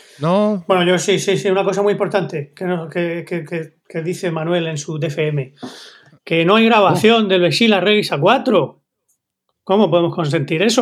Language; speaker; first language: Spanish; native; Spanish